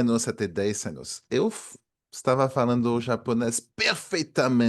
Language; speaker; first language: Portuguese; non-native, fluent; French